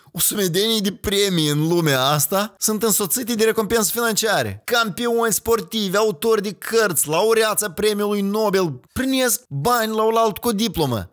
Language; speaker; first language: Romanian; native; Romanian